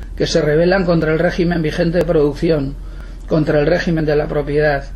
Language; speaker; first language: Spanish; non-native, local second language; Basque